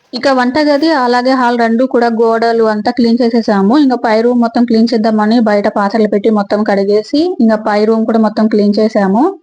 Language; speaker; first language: Telugu; native; Telugu